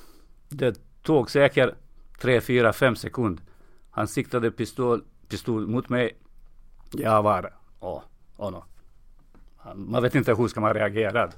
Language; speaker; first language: Swedish; non-native, fluent; Serbian